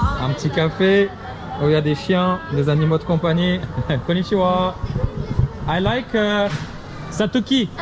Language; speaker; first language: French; early bilingual, other home language; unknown